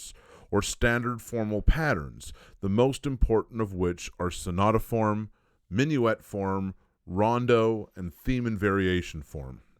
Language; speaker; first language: English; native; English